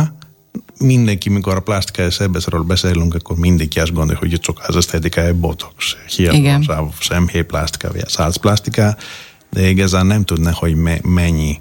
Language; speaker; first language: Hungarian; non-native, fluent; Greek